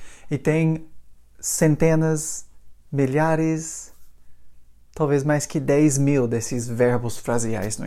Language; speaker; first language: Portuguese; non-native, fluent; English